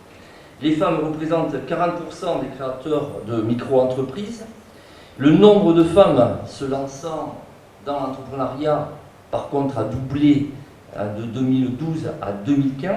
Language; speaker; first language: French; native; French